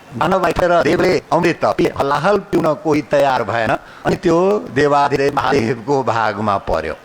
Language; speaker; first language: Nepali; non-native, local second language; Maithili